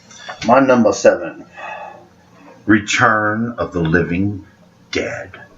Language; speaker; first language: English; native; English